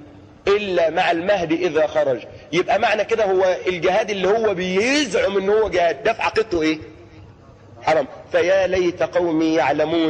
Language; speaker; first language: Arabic; native; Arabic